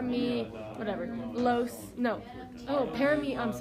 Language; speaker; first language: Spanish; non-native, learner; English